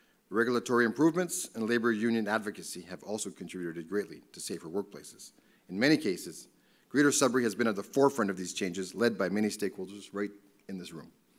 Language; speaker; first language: English; native; English